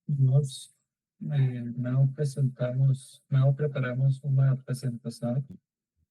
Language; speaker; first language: Portuguese; non-native, learner; Spanish